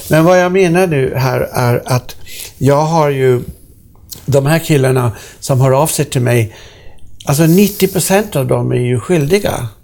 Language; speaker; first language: Swedish; non-native, fluent; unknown